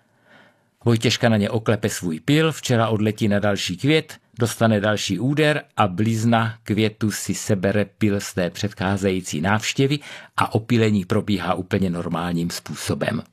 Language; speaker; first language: Czech; native; Czech